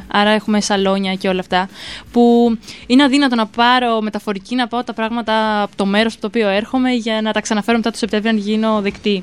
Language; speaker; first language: Greek; native; Greek